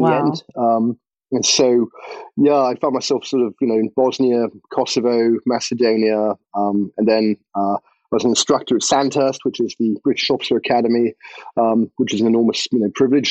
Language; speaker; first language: English; native; English